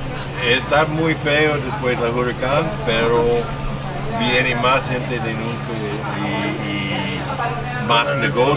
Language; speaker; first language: Spanish; non-native, learner; English